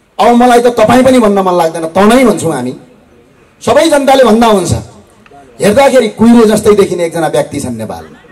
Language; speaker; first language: Nepali; native; Nepali